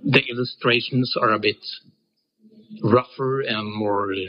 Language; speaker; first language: English; non-native, fluent; Norwegian